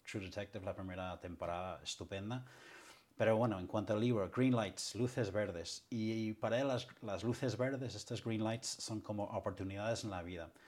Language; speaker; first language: Spanish; non-native, fluent; English